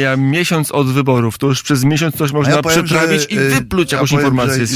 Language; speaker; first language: Polish; native; Polish